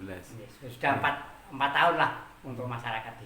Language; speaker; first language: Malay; non-native, local second language; Javanese